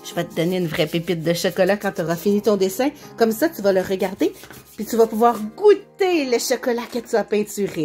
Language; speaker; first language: French; native; French